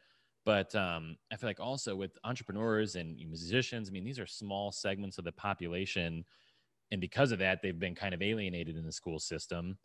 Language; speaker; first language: English; native; English